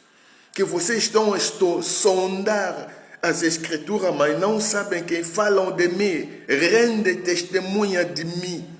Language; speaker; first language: Portuguese; non-native, fluent; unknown